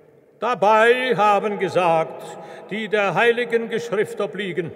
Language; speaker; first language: German; native; German